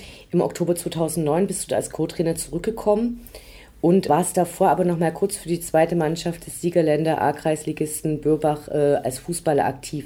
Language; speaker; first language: German; native; German